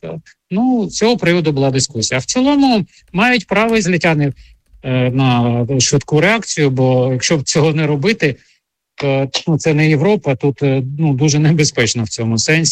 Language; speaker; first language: Ukrainian; native; Ukrainian